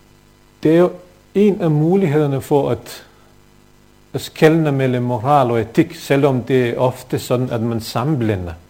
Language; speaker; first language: Danish; non-native, fluent; Bosnian